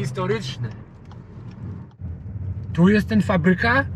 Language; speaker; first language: Polish; non-native, learner; English